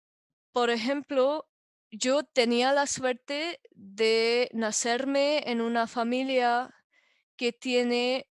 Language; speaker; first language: Spanish; non-native, fluent; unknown